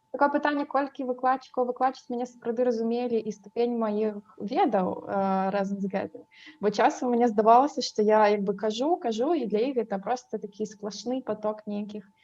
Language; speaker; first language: Belarusian; non-native, local second language; Russian